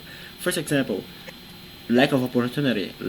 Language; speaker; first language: English; non-native, fluent; Portuguese